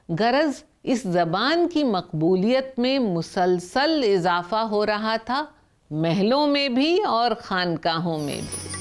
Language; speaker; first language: Urdu; native; Urdu